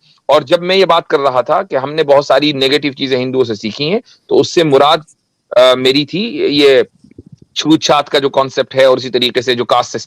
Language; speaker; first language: Hindi; native; Hindi